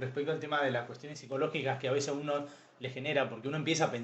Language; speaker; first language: Spanish; native; Spanish